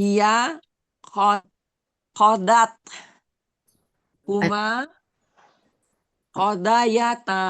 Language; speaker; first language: Arabic; non-native, learner; Indonesian